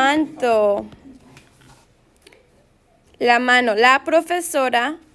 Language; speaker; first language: Spanish; non-native, fluent; English